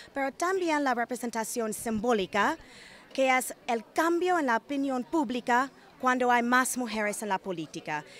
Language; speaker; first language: Spanish; non-native, fluent; English